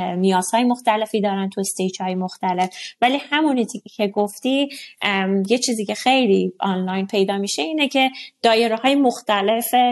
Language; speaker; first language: Persian; non-native, local second language; Azerbaijani